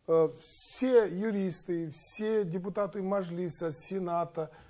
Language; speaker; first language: Russian; non-native, local second language; Kazakh